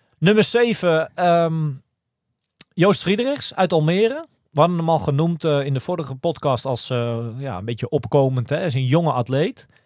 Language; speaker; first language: Dutch; native; Dutch